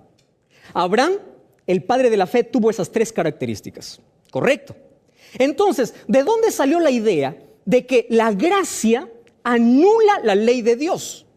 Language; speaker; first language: Spanish; native; Spanish